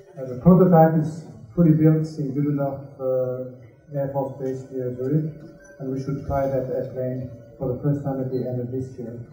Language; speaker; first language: English; non-native, fluent; French